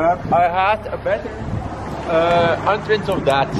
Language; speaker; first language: English; non-native, learner; Dutch